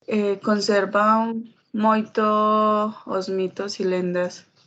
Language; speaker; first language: Portuguese; non-native, learner; Spanish